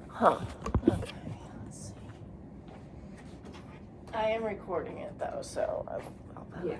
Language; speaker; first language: English; native; English